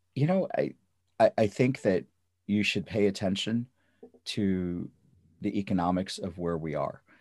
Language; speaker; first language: English; early bilingual, other home language; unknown